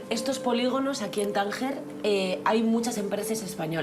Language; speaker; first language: Spanish; native; Spanish